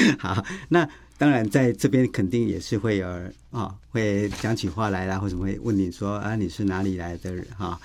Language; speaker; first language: Chinese; native; Chinese